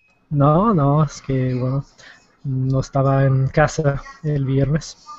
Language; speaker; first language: Spanish; non-native, learner; English